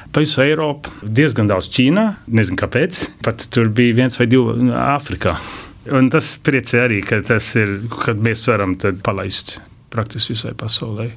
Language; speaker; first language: Latvian; early bilingual, heritage; Latvian